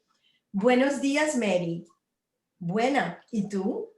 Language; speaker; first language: Spanish; non-native, learner; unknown